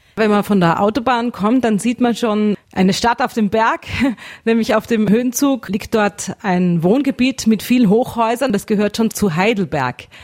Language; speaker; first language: German; native; German